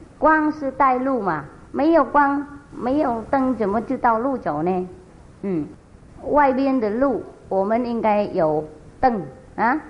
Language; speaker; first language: Chinese; non-native, fluent; Vietnamese